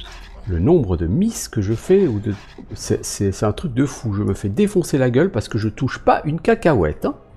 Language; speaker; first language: French; native; French